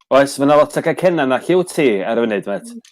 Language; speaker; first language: Welsh; native; Welsh